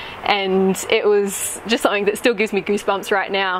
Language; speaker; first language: English; native; English